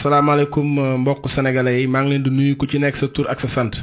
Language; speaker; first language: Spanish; non-native, learner; Wolof